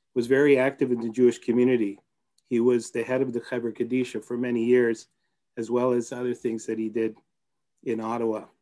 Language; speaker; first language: English; native; English